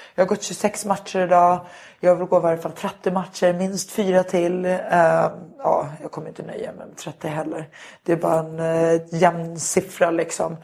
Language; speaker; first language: Swedish; native; Swedish